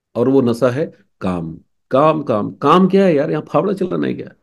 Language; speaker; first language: Hindi; native; Hindi